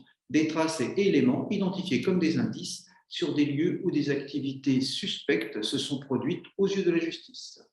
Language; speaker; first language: French; native; French